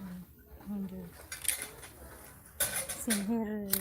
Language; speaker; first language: German; non-native, learner; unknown